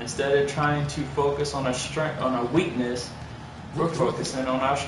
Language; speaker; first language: English; native; English